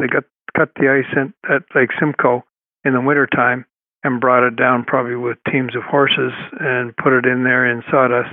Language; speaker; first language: English; native; English